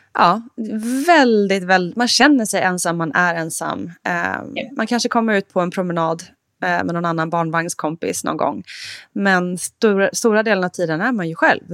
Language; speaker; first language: Swedish; native; Swedish